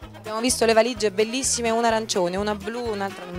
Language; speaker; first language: Italian; native; Italian